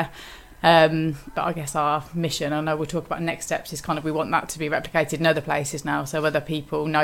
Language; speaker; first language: English; native; English